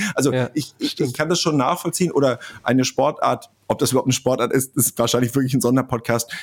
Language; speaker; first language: German; native; German